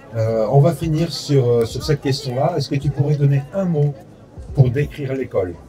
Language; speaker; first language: French; native; French